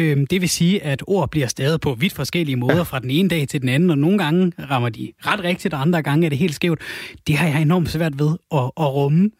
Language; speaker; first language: Danish; native; Danish